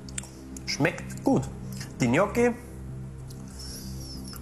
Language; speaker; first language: German; native; German